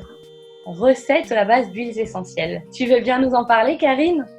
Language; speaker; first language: French; native; French